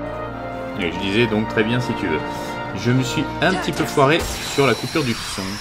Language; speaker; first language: French; native; French